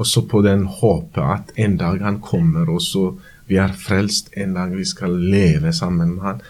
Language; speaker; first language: Norwegian; non-native, fluent; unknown